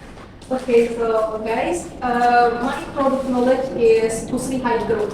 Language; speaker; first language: English; non-native, learner; Indonesian